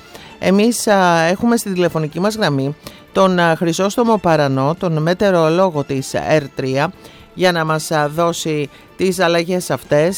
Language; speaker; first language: Greek; native; Greek